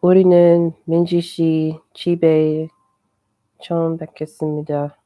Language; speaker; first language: Korean; non-native, learner; English